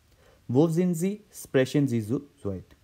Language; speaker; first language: German; non-native, fluent; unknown